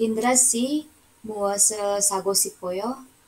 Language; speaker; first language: Korean; non-native, learner; Indonesian